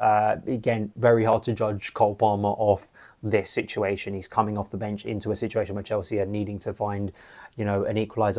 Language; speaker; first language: English; native; English